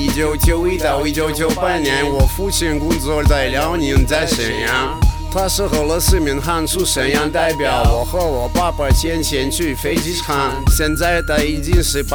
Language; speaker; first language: Chinese; non-native, learner; Russian